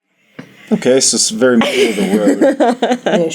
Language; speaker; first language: English; native; English